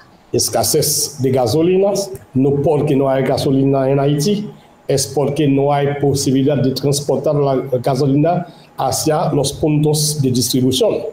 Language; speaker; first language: Spanish; non-native, local second language; Haitian Creole